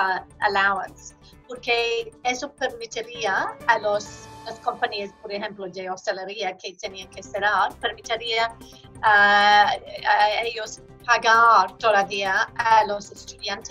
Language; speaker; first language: Spanish; non-native, fluent; English